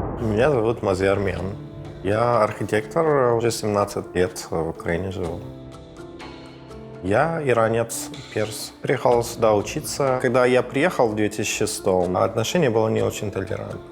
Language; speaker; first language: Russian; non-native, fluent; Persian